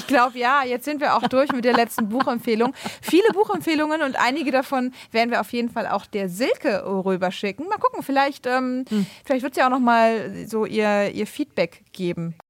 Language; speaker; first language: German; native; German